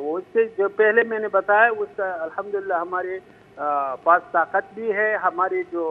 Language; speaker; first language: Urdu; non-native, fluent; Pashto